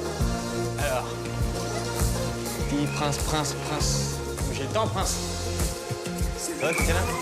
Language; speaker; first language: French; native; French